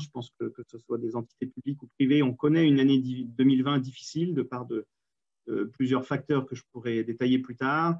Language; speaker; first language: French; native; French